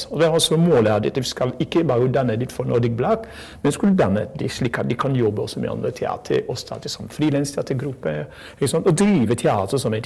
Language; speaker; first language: Norwegian; non-native, fluent; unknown